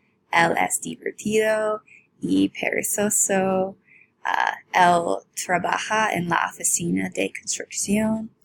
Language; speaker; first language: Spanish; non-native, learner; English